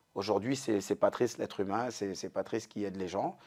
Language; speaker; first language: French; native; French